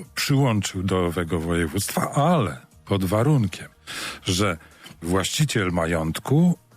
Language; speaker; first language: Polish; native; Polish